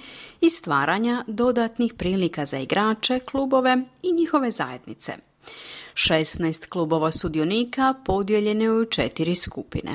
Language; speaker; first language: Croatian; native; Croatian